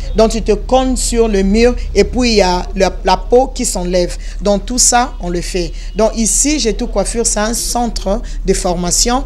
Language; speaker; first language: French; non-native, local second language; Lingala